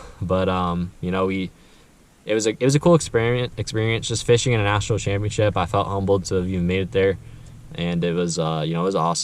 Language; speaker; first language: English; native; English